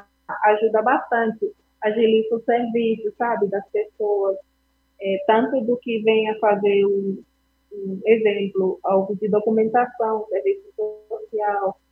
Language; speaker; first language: Portuguese; non-native, fluent; Spanish